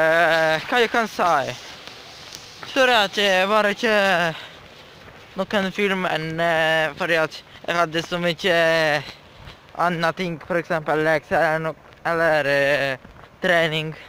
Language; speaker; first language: Norwegian; non-native, learner; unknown